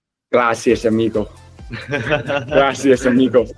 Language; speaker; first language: Spanish; non-native, learner; Thai